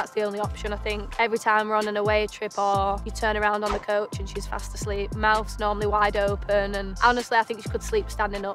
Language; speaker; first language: English; native; English